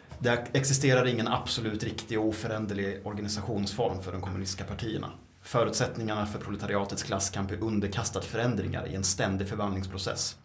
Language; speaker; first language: Swedish; native; Swedish